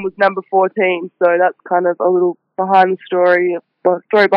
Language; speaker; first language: English; native; English